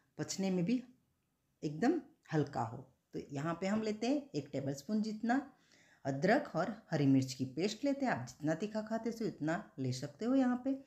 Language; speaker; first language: Hindi; non-native, local second language; Gujarati